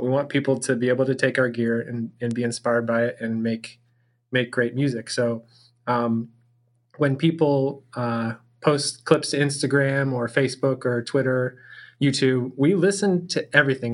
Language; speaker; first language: English; native; English